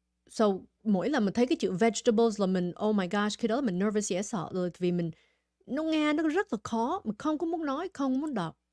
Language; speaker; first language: Vietnamese; early bilingual, heritage; Vietnamese